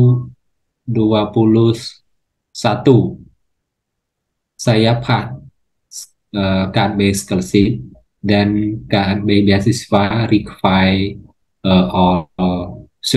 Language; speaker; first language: Indonesian; non-native, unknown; Khmer